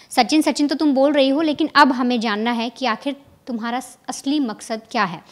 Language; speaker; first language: Hindi; native; Hindi